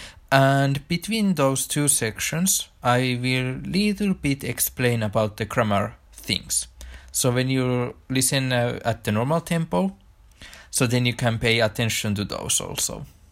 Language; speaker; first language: English; non-native, fluent; Finnish